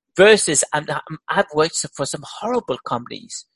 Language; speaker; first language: English; non-native, fluent; Danish